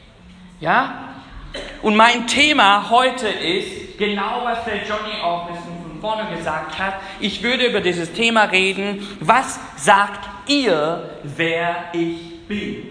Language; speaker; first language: German; non-native, fluent; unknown